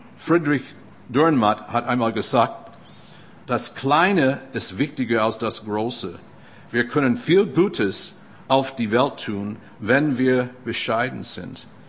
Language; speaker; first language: German; non-native, fluent; English